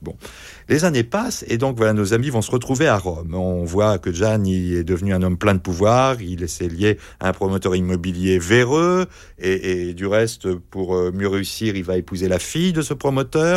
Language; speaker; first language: French; native; French